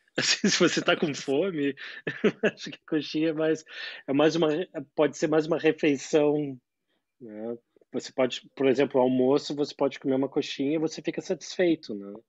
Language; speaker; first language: Portuguese; native; Portuguese